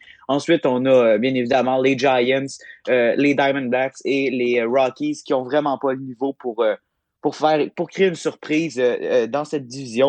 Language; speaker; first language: French; native; French